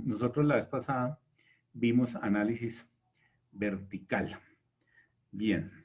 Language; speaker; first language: Spanish; native; Spanish